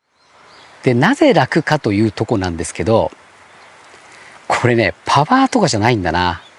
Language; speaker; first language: Japanese; native; Japanese